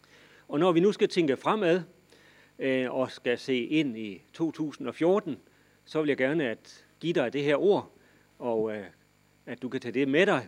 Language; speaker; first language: Danish; native; Danish